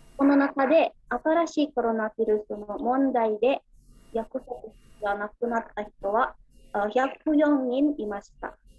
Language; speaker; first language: Japanese; non-native, learner; Indonesian